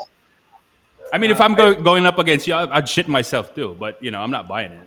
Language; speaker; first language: English; non-native, local second language; Pampanga